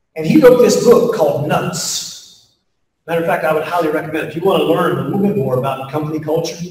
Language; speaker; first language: English; native; English